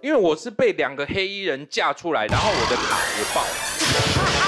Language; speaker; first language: Chinese; native; Chinese